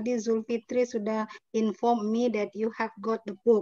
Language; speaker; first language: English; non-native, fluent; Indonesian